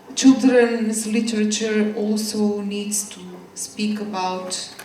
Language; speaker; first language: English; non-native, fluent; Macedonian